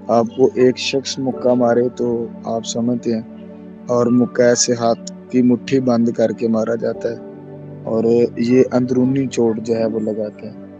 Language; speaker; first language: Urdu; non-native, local second language; Punjabi